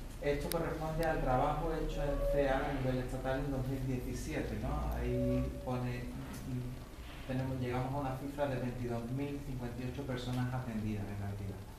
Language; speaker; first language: Spanish; native; Spanish